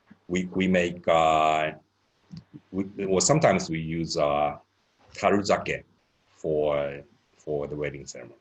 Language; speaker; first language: English; non-native, fluent; Japanese